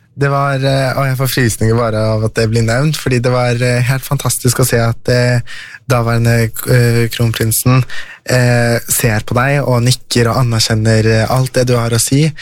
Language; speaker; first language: Norwegian; early bilingual, other home language; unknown